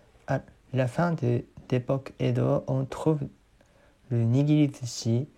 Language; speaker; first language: French; non-native, learner; Japanese